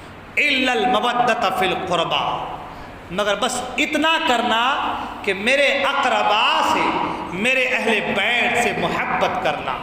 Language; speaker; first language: Urdu; native; Urdu